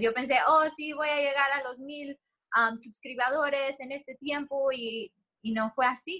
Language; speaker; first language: Spanish; early bilingual, heritage; Spanish